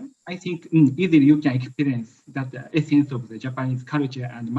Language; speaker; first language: English; non-native, learner; Japanese